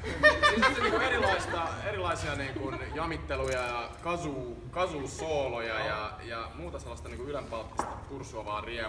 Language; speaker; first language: Finnish; native; Finnish